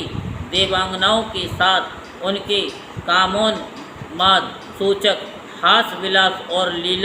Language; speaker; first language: Hindi; native; Hindi